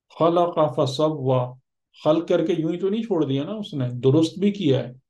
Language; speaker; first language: Urdu; native; Urdu